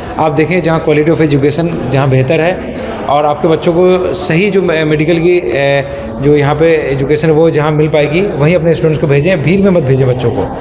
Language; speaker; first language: Hindi; native; Hindi